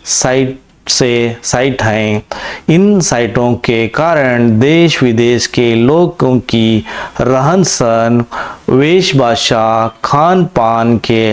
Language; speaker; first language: Hindi; non-native, local second language; Kannada